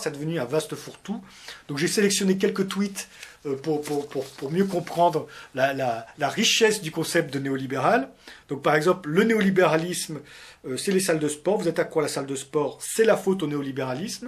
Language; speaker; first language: French; native; French